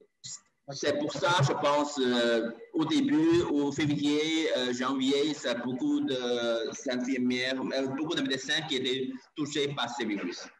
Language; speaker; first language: French; non-native, learner; Chinese